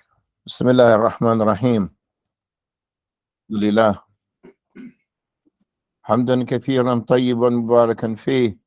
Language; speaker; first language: Arabic; non-native, fluent; English